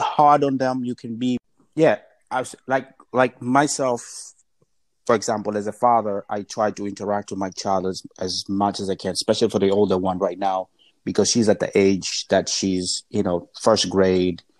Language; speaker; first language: English; non-native, local second language; Swahili